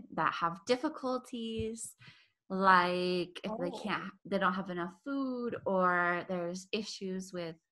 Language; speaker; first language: English; native; English